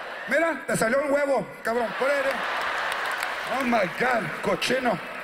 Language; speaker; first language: Spanish; early bilingual, other home language; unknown